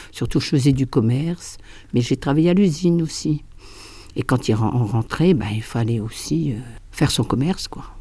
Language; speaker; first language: French; native; French